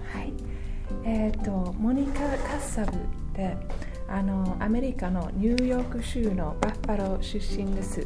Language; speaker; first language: Japanese; non-native, fluent; English